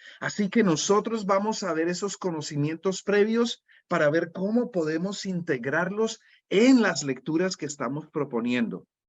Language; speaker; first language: Spanish; native; Spanish